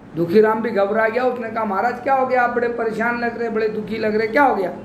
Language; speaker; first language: Hindi; non-native, local second language; Marathi